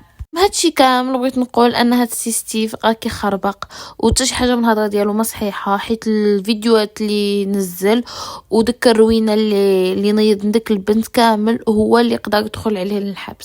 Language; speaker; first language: Arabic; native; Arabic